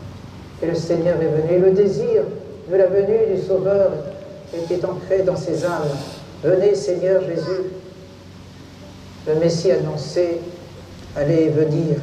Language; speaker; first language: French; native; French